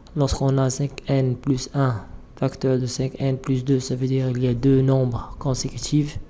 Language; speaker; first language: French; non-native, local second language; Arabic